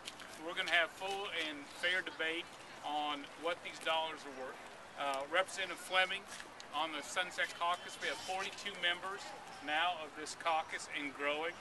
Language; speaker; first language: English; native; English